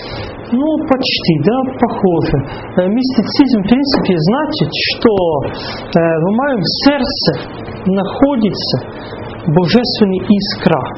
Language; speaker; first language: Russian; non-native, fluent; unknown